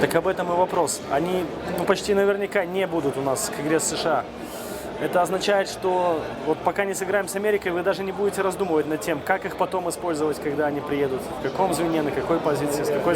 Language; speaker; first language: Russian; native; Russian